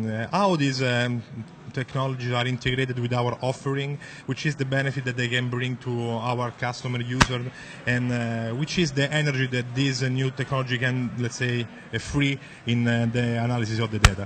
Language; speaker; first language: English; non-native, fluent; Italian